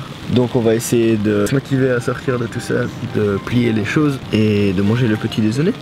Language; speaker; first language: French; native; French